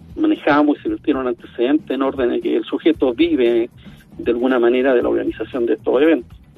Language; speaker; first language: Spanish; native; Spanish